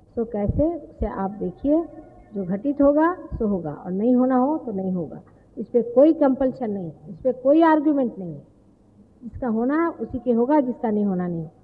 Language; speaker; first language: Hindi; non-native, local second language; Marathi